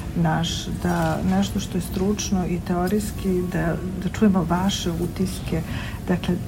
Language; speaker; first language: Serbian; native; Serbian